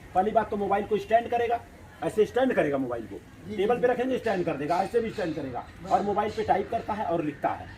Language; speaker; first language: Hindi; native; Hindi